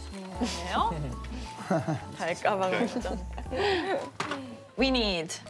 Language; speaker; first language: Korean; non-native, learner; German